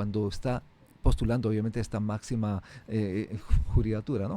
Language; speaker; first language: Spanish; native; Spanish